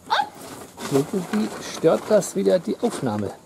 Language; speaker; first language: German; native; German